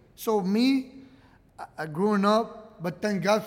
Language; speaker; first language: English; early bilingual, other home language; Arabic